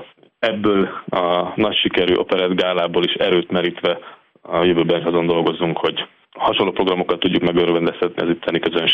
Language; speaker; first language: Hungarian; native; Hungarian